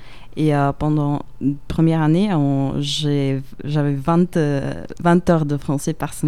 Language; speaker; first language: French; non-native, fluent; Slovak